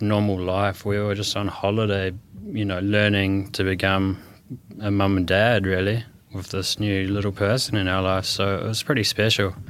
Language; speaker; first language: English; native; English